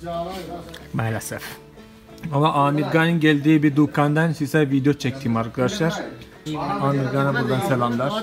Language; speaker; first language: Turkish; non-native, fluent; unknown